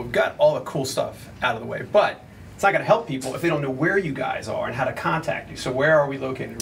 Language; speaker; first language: English; native; English